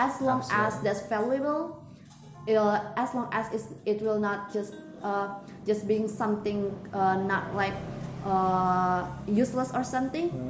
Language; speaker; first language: English; non-native, learner; Indonesian